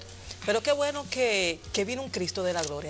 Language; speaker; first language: Spanish; native; Spanish